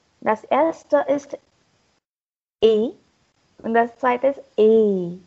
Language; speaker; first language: German; non-native, learner; Marathi